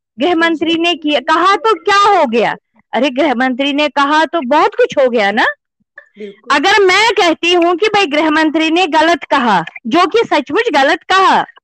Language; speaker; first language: Hindi; non-native, local second language; Kashmiri